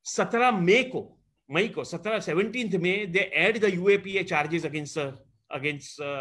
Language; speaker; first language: Hindi; non-native, local second language; Gujarati